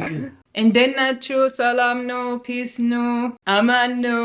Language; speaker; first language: Amharic; non-native, learner; Arabic